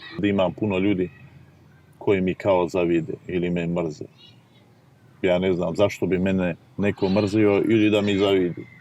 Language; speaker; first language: Serbian; non-native, fluent; Ossetic